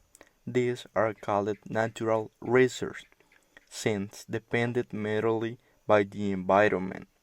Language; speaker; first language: English; non-native, learner; Spanish